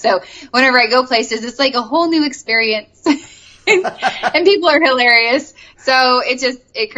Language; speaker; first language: English; native; English